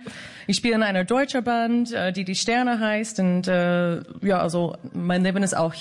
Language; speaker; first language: German; non-native, fluent; English